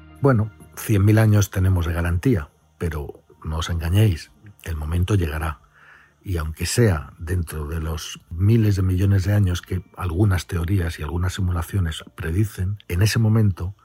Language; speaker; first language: Spanish; native; Spanish